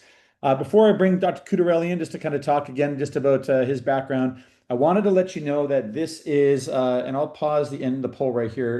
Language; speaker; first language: English; native; English